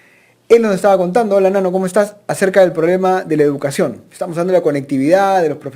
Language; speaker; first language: Spanish; native; Spanish